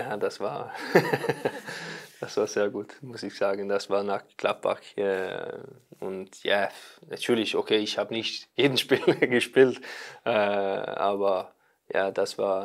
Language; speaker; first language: German; non-native, learner; Danish